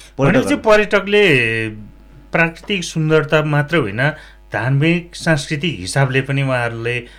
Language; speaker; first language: Nepali; native; Nepali